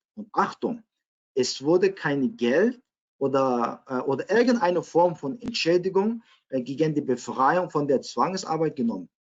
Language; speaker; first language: German; non-native, fluent; Uyghur